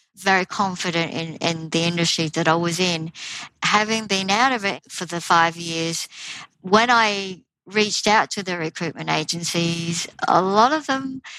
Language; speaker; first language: English; native; English